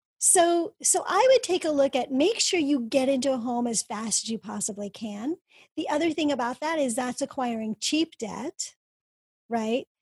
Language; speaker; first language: English; early bilingual, other home language; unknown